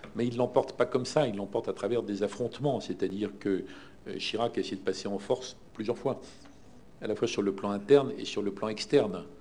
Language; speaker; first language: French; native; French